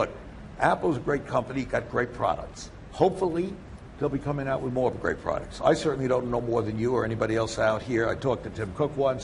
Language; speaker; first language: English; native; English